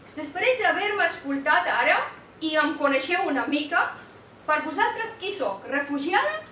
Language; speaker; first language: Catalan; non-native, fluent; Persian